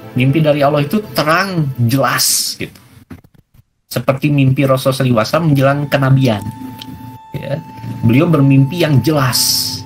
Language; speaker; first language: Indonesian; non-native, local second language; Sundanese